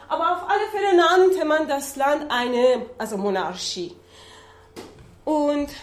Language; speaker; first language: German; non-native, learner; Persian